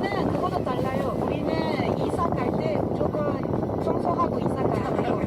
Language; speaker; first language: Korean; non-native, fluent; Russian